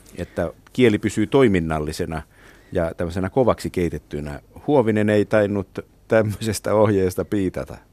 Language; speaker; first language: Finnish; native; Finnish